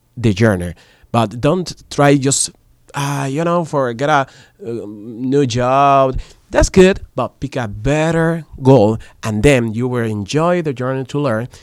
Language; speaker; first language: English; non-native, learner; Spanish